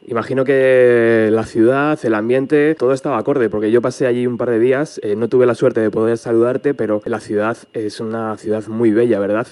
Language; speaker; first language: Spanish; native; Spanish